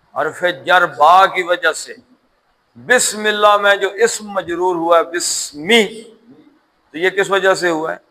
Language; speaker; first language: Urdu; non-native, local second language; Punjabi